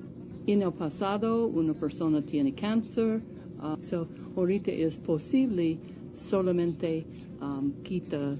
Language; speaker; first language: Spanish; non-native, learner; English